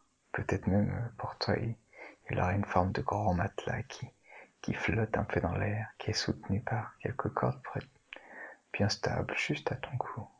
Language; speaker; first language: French; native; French